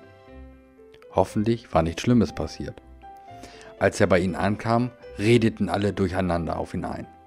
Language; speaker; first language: German; native; German